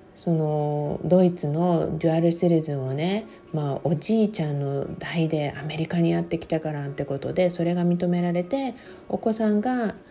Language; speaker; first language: Japanese; native; Japanese